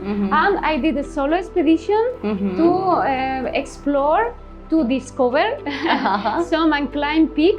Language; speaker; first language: English; non-native, learner; Spanish